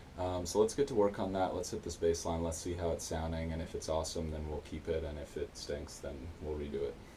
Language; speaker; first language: English; native; English